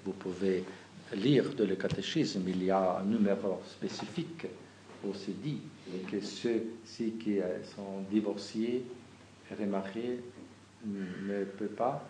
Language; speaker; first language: French; non-native, fluent; German